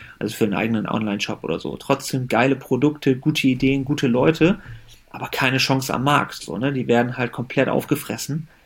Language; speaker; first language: German; early bilingual, other home language; Persian